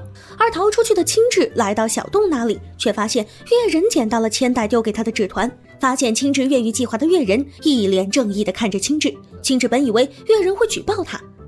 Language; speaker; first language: Chinese; native; Chinese